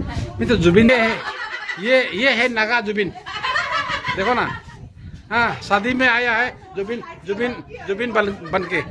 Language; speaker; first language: Hindi; non-native, local second language; Rongmei Naga